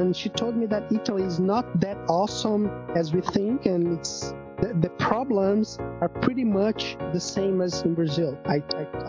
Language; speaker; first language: English; non-native, fluent; Portuguese